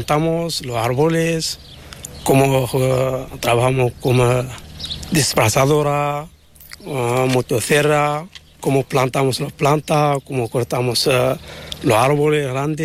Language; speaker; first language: Spanish; non-native, learner; Arabic